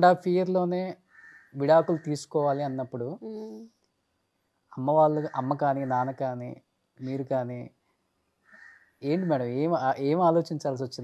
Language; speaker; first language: Telugu; native; Telugu